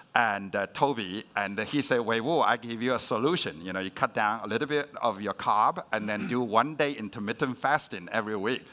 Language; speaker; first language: English; non-native, fluent; Chinese